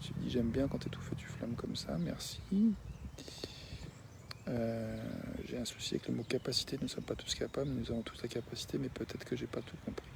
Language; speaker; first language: French; native; French